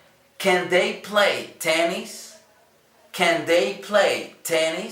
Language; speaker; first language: English; non-native, learner; Spanish